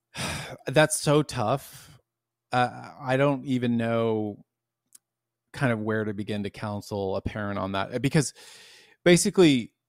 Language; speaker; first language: English; native; English